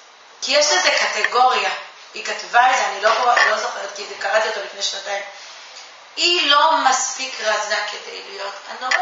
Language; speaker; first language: Hebrew; non-native, fluent; Japanese